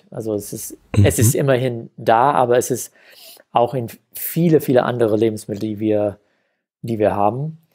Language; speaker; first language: German; non-native, fluent; English